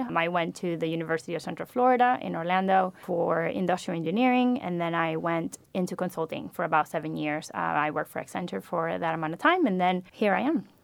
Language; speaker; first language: English; non-native, fluent; Spanish